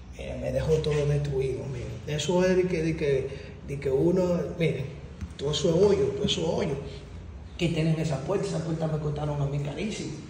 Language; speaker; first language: Spanish; native; Spanish